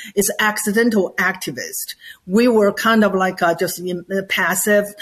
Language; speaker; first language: English; non-native, fluent; Chinese